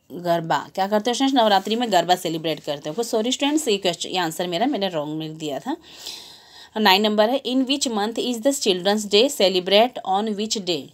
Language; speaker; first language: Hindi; non-native, local second language; Gujarati